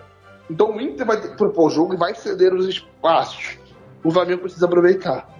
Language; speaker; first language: Portuguese; native; Portuguese